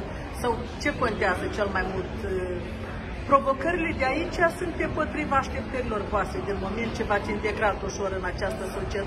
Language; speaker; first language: Romanian; native; Romanian